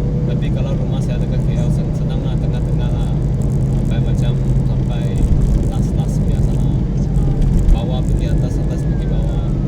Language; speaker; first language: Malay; non-native, local second language; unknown